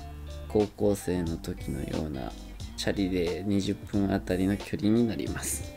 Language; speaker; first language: Japanese; native; Japanese